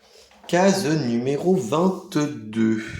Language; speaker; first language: French; native; French